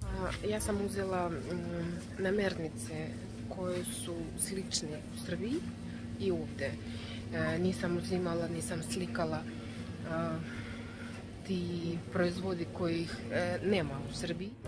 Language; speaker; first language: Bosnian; non-native, learner; Russian